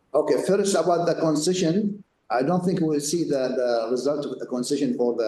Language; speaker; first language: English; non-native, fluent; Arabic